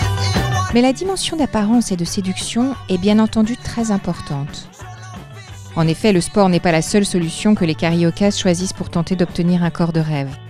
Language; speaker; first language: French; native; French